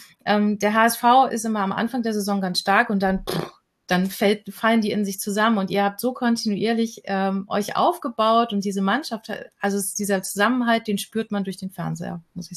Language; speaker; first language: German; native; German